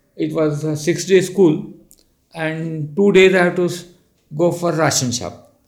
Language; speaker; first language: English; non-native, local second language; Marathi